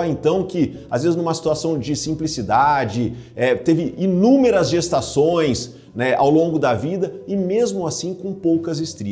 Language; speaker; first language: Portuguese; native; Portuguese